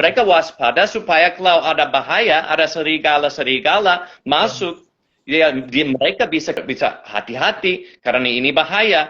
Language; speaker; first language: Indonesian; non-native, fluent; English